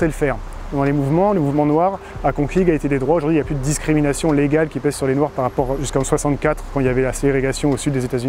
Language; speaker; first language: French; native; French